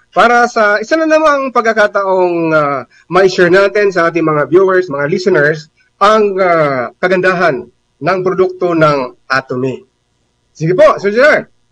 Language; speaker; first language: Filipino; non-native, local second language; Bikol